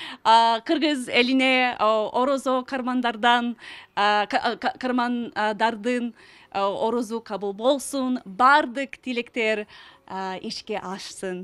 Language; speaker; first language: Kyrgyz; non-native, fluent; English